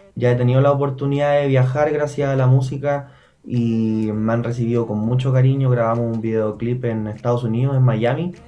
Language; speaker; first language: Spanish; native; Spanish